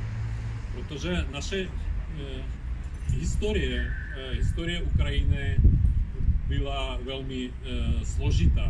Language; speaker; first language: Czech; non-native, fluent; Ukrainian